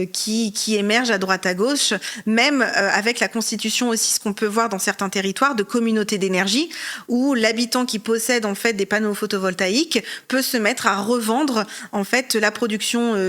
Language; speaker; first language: French; native; French